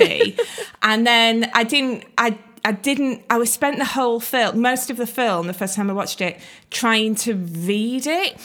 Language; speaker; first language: English; native; English